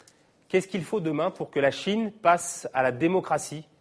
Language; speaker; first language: French; native; French